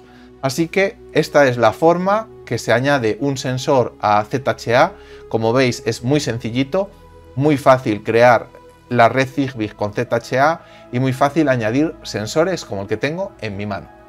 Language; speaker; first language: Spanish; native; Spanish